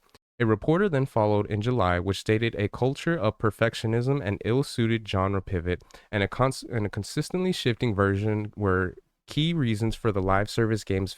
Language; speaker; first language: English; native; English